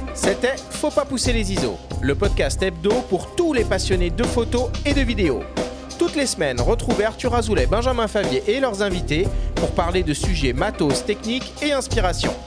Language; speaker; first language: French; native; French